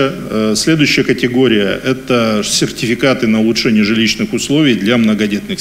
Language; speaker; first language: Russian; native; Russian